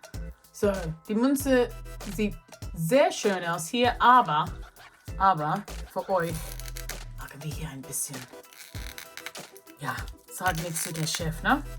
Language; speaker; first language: German; non-native, learner; English